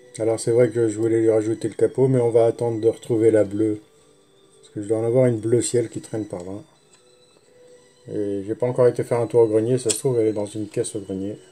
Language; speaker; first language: French; native; French